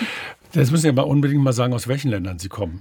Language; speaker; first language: German; native; German